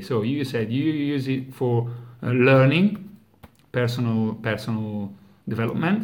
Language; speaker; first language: English; non-native, fluent; Italian